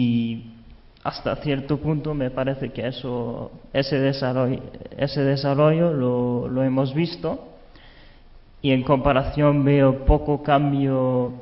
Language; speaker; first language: Spanish; non-native, fluent; German